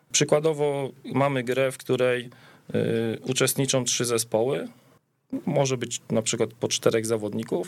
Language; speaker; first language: Polish; native; Polish